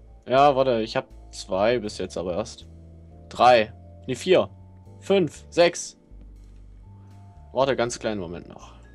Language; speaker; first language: German; native; German